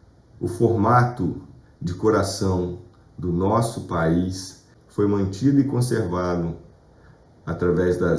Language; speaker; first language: Portuguese; native; Portuguese